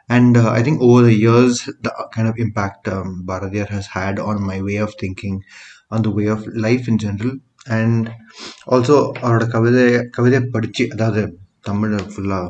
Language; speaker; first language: English; non-native, local second language; Tamil